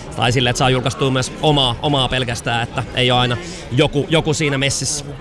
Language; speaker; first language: Finnish; native; Finnish